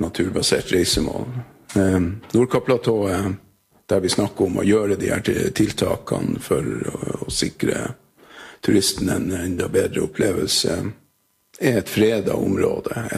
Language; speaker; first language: Norwegian; native; Norwegian